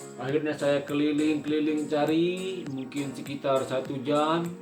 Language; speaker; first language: Indonesian; non-native, local second language; Sasak